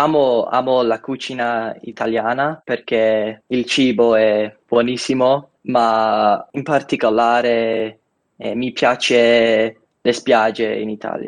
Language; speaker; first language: Italian; non-native, learner; English